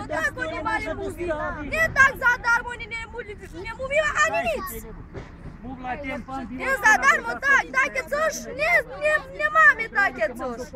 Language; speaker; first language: Polish; non-native, learner; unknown